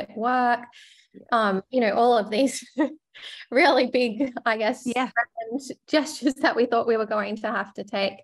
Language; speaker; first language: English; native; English